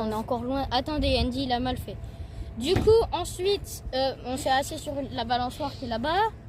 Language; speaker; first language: French; native; French